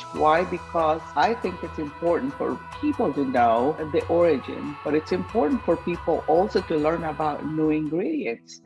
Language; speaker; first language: English; non-native, fluent; Spanish